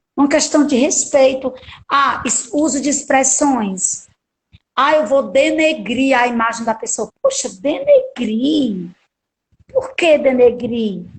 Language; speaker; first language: Portuguese; native; Portuguese